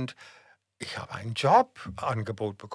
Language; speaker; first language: German; non-native, fluent; English